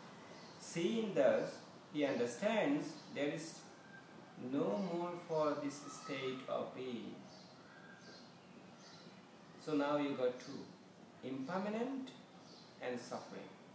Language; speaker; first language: English; non-native, fluent; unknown